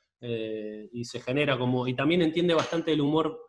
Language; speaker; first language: Spanish; native; Spanish